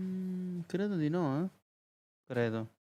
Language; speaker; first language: Italian; native; Italian